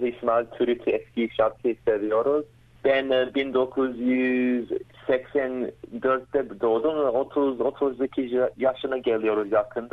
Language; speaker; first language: Turkish; early bilingual, heritage; Turkish